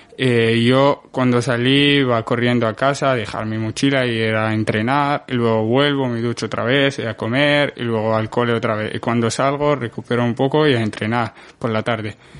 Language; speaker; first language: Spanish; non-native, fluent; Arabic